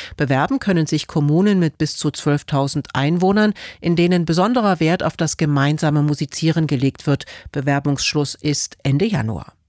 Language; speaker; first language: German; native; German